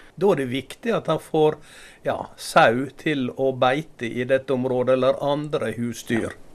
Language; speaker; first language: Norwegian; native; Norwegian